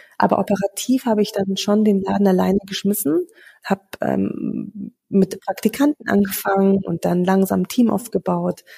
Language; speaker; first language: German; early bilingual, other home language; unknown